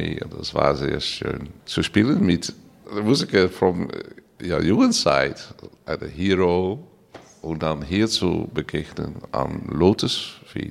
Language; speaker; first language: German; non-native, learner; Dutch